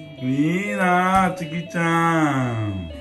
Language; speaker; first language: Japanese; native; Japanese